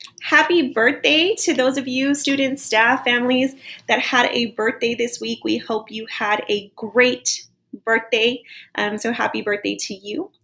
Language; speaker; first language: English; native; English